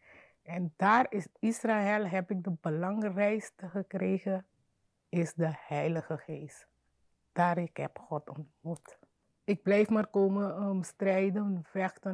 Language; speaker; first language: Dutch; non-native, fluent; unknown